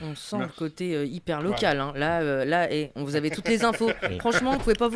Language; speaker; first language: French; native; French